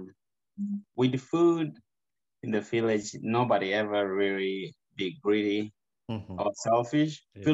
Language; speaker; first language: English; non-native, local second language; Gusii